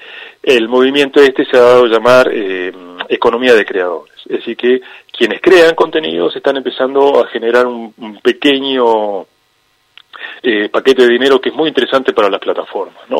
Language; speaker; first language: Spanish; native; Spanish